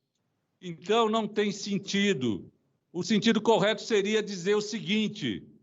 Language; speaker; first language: Portuguese; native; Portuguese